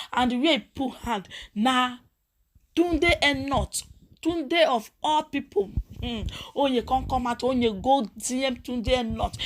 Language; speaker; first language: Nigerian Pidgin; non-native, local second language; Yoruba